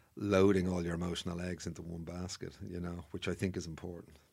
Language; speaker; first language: English; native; English